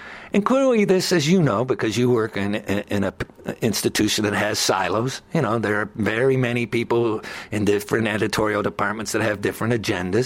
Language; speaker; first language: English; native; English